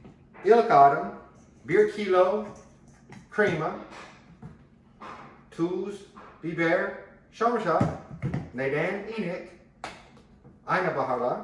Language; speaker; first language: Turkish; non-native, learner; English